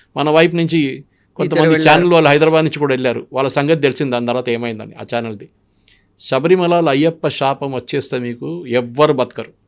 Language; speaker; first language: Telugu; non-native, local second language; Malayalam